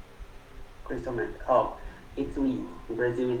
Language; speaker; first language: English; non-native, fluent; Portuguese